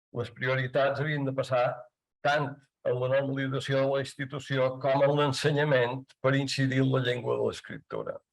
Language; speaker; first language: Catalan; native; Catalan